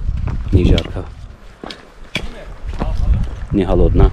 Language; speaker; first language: Russian; non-native, learner; Turkish